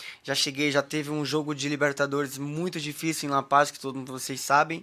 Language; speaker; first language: Portuguese; native; Portuguese